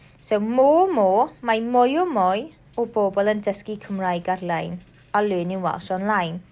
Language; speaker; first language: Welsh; non-native, local second language; English